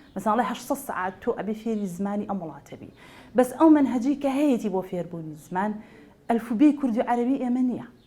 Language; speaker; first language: Central Kurdish; native; Central Kurdish